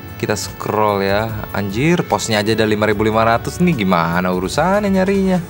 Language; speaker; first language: Indonesian; native; Indonesian